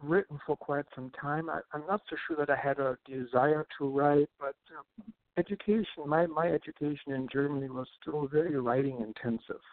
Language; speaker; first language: English; non-native, fluent; German